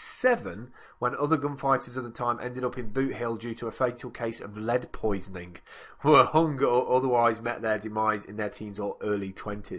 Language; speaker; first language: English; native; English